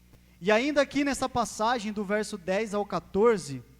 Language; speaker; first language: Portuguese; native; Portuguese